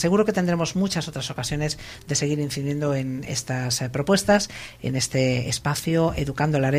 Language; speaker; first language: Spanish; native; Spanish